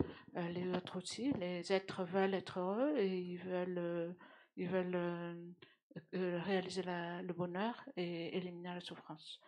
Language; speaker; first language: French; native; French